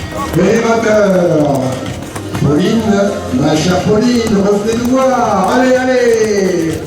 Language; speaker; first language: French; native; French